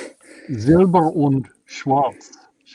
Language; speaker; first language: German; non-native, learner; English